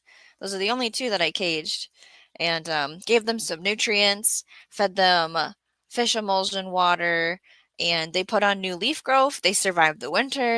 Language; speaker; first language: English; native; English